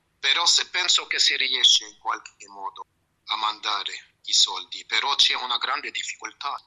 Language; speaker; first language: Italian; non-native, fluent; Arabic